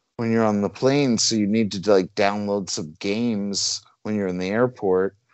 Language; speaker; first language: English; native; English